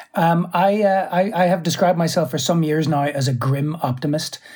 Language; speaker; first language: English; native; English